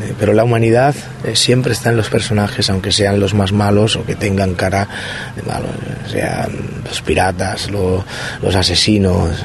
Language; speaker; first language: Spanish; native; Spanish